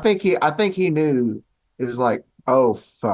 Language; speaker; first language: English; native; English